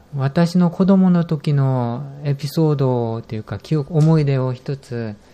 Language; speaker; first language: Japanese; non-native, fluent; Korean